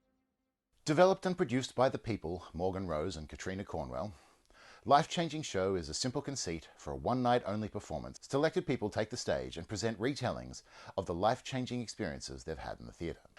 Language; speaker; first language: English; native; English